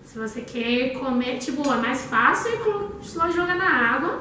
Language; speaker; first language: Portuguese; non-native, learner; Chinese